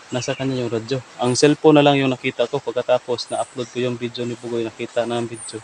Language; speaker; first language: Filipino; native; Filipino